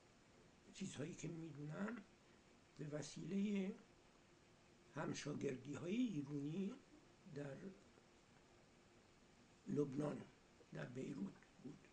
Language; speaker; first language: Persian; early bilingual, heritage; Persian